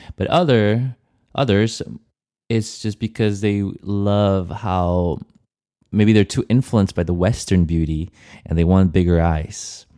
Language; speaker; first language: English; non-native, fluent; Portuguese